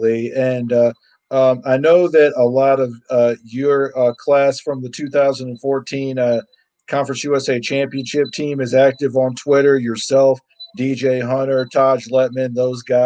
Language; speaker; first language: English; native; English